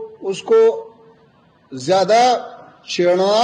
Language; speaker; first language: Hindi; non-native, fluent; Pashto